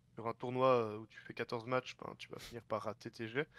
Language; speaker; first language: French; native; French